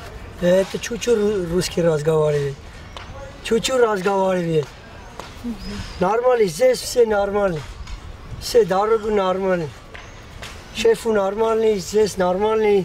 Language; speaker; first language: Russian; non-native, learner; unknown